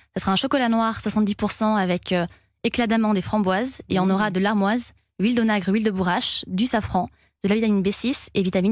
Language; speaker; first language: French; native; French